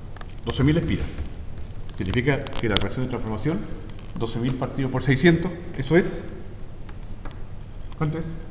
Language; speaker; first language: Spanish; native; Spanish